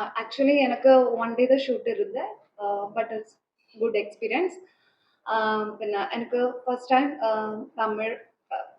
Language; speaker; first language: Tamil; non-native, learner; Malayalam